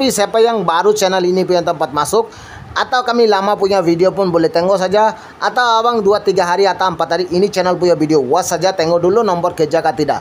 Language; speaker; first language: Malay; non-native, learner; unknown